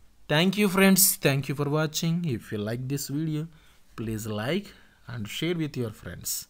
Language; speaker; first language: English; non-native, local second language; Telugu